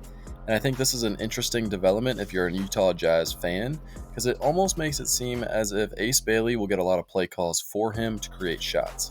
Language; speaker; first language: English; native; English